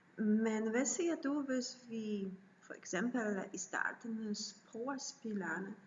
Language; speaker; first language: Danish; non-native, learner; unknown